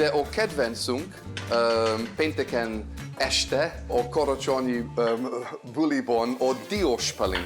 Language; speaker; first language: Hungarian; non-native, fluent; English